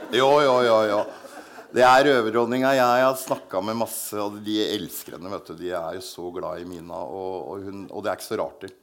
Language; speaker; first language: Norwegian; native; Norwegian